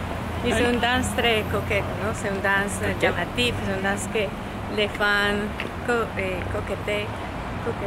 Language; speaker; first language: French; non-native, learner; Spanish